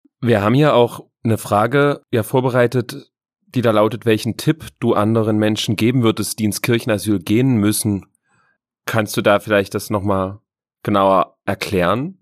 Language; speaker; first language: German; native; German